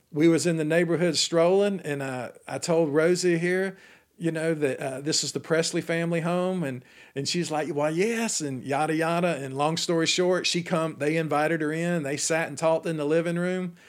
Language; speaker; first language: English; native; English